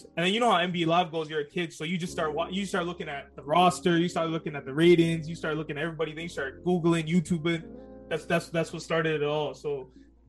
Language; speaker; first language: English; native; English